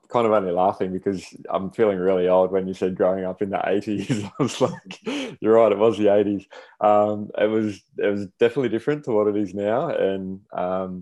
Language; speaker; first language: English; native; English